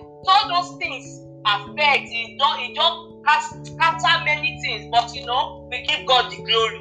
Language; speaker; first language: Nigerian Pidgin; non-native, local second language; Yoruba